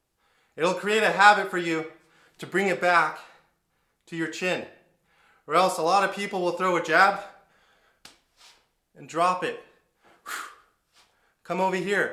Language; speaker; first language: English; native; English